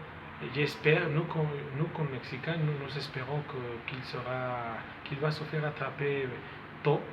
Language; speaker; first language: French; non-native, fluent; Spanish